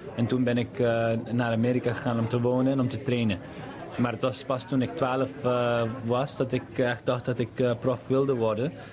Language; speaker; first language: Dutch; non-native, local second language; Papiamento